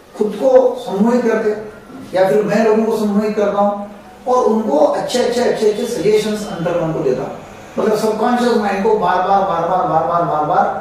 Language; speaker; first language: Hindi; non-native, local second language; Marathi